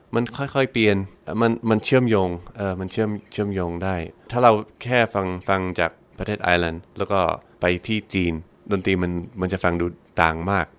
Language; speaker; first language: Thai; non-native, fluent; English